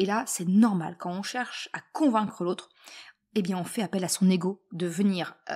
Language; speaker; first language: French; native; French